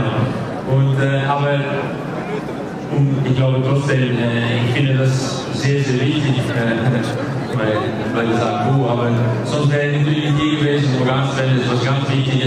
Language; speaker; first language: German; non-native, fluent; Dutch